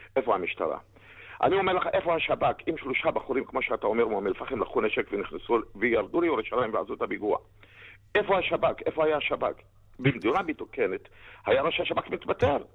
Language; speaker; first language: Hebrew; native; Hebrew